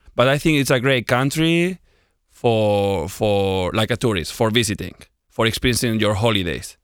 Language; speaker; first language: English; non-native, fluent; Spanish